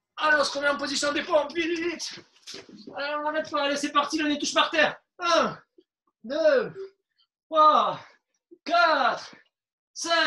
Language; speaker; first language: French; native; French